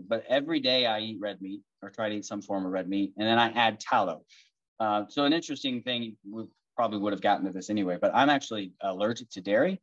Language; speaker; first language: English; native; English